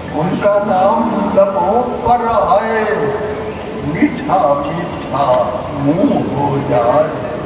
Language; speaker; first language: Urdu; non-native, local second language; Punjabi